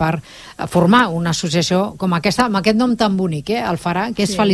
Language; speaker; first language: Catalan; native; Catalan